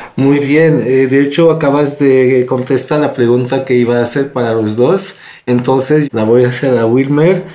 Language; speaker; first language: Spanish; non-native, fluent; French